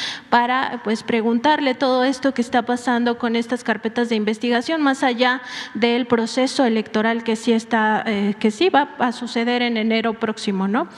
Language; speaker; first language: Spanish; native; Spanish